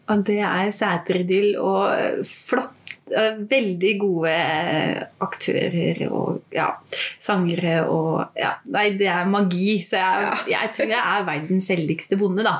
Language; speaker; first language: Norwegian; native; Norwegian